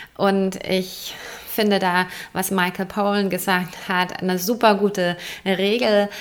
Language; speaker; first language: German; native; German